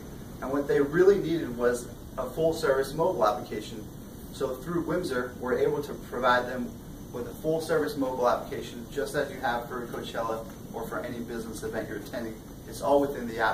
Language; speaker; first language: English; native; English